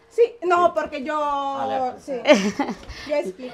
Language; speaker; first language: Spanish; non-native, learner; Indonesian